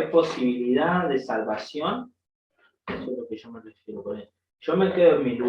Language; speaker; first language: Spanish; native; Spanish